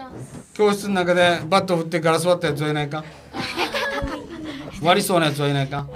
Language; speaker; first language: Japanese; native; Japanese